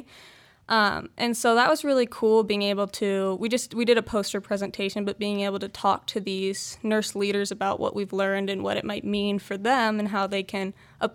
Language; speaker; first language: English; native; English